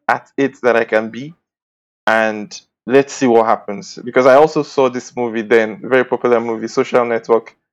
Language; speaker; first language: English; non-native, local second language; Bini